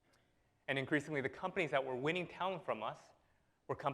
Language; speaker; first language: English; native; English